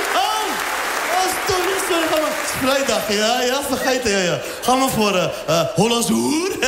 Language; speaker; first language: Dutch; early bilingual, other home language; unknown